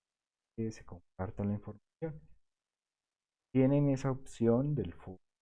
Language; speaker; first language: Spanish; native; Spanish